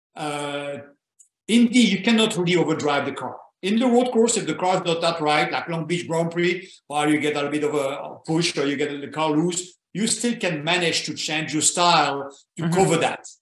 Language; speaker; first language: English; non-native, fluent; French